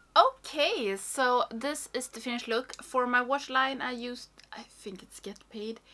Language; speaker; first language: English; non-native, fluent; Swedish